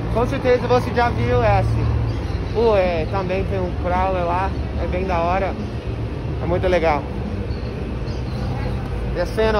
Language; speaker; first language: Portuguese; non-native, fluent; English